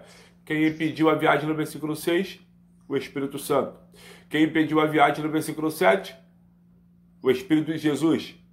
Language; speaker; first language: Portuguese; native; Portuguese